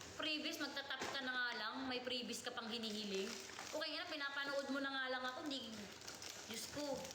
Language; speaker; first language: Filipino; non-native, local second language; Cebuano